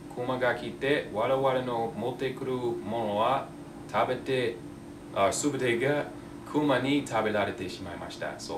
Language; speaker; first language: Japanese; non-native, learner; English